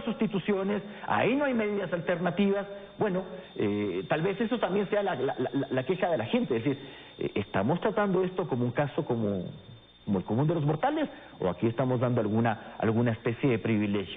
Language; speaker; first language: Spanish; native; Spanish